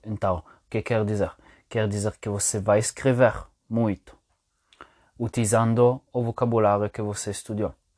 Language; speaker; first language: Portuguese; non-native, fluent; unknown